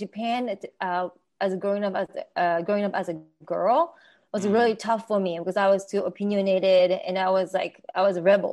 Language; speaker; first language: English; non-native, learner; Japanese